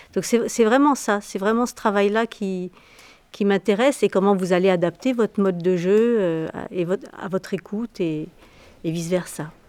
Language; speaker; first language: French; native; French